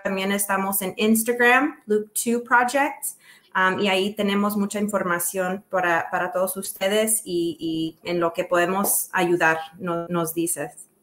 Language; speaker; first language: Spanish; early bilingual, other home language; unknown